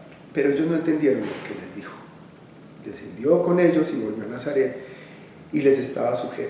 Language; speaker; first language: Spanish; native; Spanish